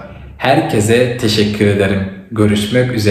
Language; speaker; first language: Turkish; non-native, fluent; Kyrgyz